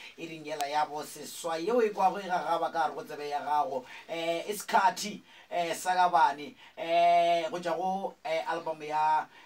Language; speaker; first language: Northern Sotho; native; Northern Sotho